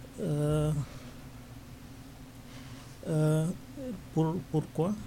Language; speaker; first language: French; non-native, learner; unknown